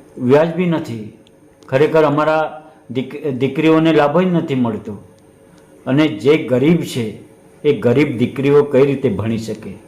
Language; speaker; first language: Gujarati; non-native, local second language; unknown